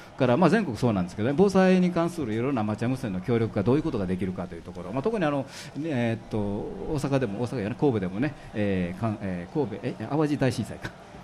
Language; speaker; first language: Japanese; native; Japanese